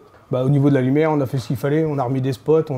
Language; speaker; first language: French; native; French